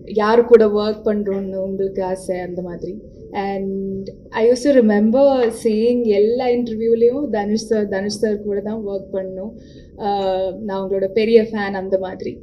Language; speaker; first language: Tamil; non-native, local second language; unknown